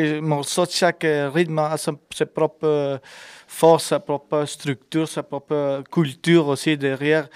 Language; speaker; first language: French; non-native, fluent; Spanish